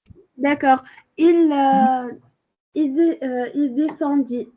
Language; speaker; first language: French; non-native, learner; Arabic